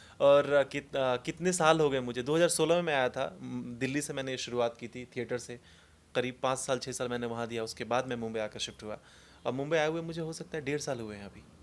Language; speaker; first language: Hindi; non-native, local second language; Maithili